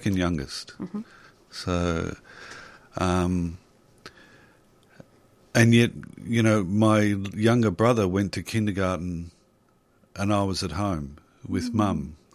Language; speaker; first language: English; native; English